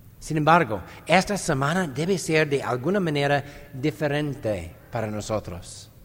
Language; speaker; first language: Spanish; non-native, fluent; English